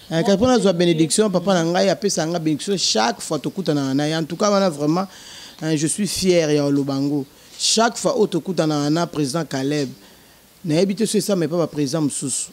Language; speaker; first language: Lingala; non-native, local second language; Luba-Lulua